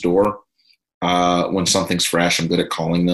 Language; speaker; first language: English; native; English